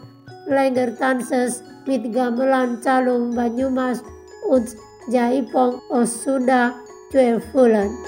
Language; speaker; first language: German; non-native, learner; Indonesian